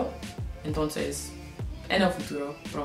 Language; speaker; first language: Spanish; non-native, learner; English